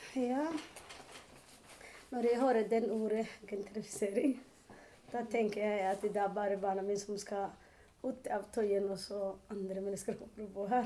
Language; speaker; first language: Norwegian; non-native, learner; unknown